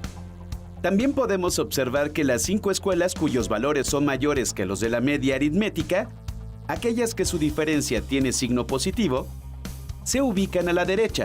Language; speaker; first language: Spanish; native; Spanish